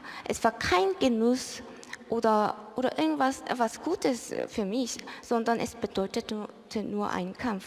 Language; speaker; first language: German; early bilingual, other home language; Korean